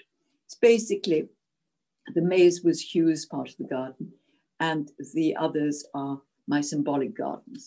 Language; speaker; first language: English; non-native, local second language; Czech